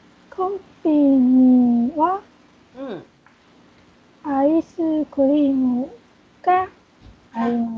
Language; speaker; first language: Japanese; non-native, learner; Chinese